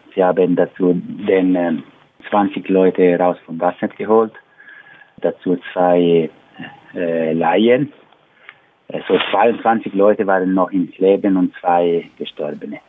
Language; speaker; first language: German; non-native, learner; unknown